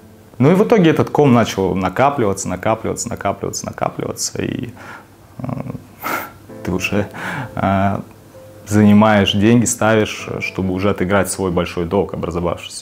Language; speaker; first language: Russian; native; Russian